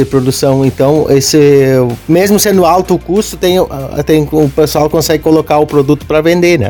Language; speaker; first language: Portuguese; native; Portuguese